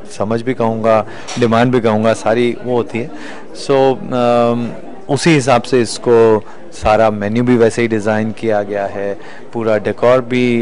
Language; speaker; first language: Hindi; native; Hindi